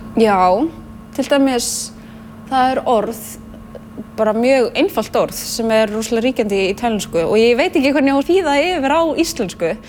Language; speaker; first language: Icelandic; native; Icelandic